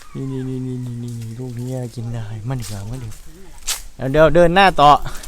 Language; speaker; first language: Thai; native; Thai